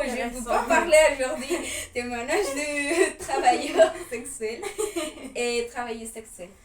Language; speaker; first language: French; non-native, fluent; Spanish